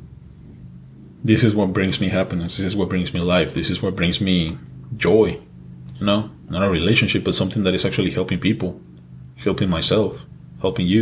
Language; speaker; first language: English; non-native, fluent; Spanish